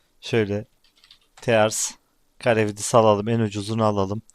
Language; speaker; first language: Turkish; native; Turkish